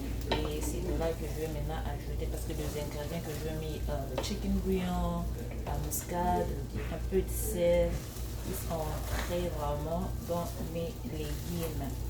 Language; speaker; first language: French; non-native, local second language; Lingala